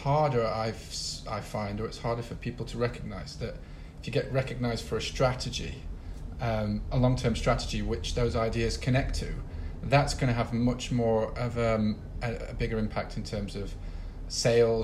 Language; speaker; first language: English; native; English